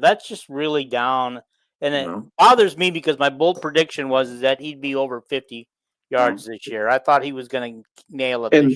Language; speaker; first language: English; native; English